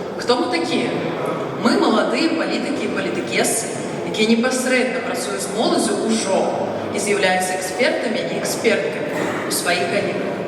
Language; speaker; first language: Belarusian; non-native, local second language; Russian